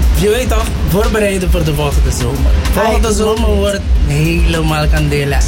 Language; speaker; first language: Dutch; non-native, local second language; Papiamento